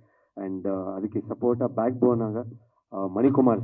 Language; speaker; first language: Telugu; non-native, learner; Kannada